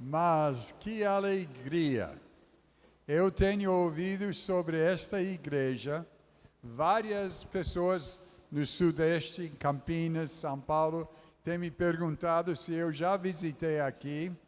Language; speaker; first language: Portuguese; non-native, fluent; English